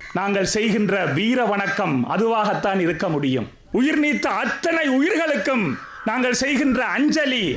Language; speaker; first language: Tamil; native; Tamil